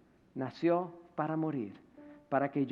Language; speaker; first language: Spanish; native; Spanish